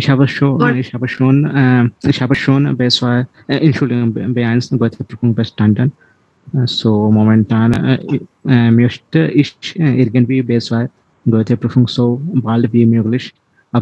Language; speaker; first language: German; non-native, learner; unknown